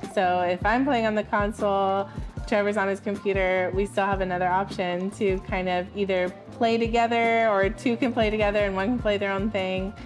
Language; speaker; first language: English; native; English